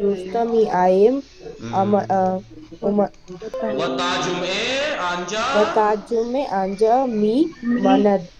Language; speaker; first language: Persian; non-native, learner; Urdu